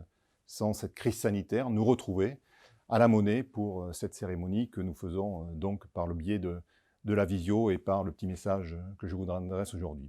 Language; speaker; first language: French; native; French